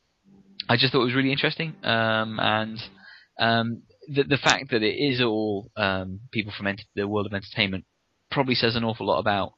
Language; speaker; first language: English; native; English